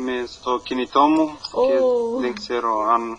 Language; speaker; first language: Greek; non-native, learner; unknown